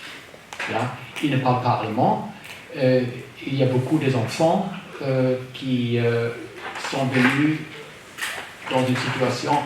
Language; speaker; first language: French; non-native, fluent; German